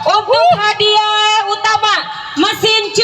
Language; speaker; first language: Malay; non-native, local second language; Sundanese